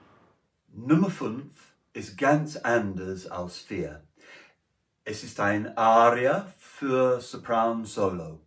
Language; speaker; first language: German; non-native, learner; English